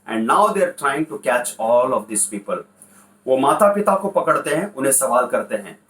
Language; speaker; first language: Hindi; non-native, local second language; Kannada